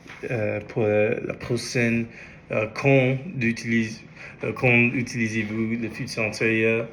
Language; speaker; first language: French; non-native, learner; English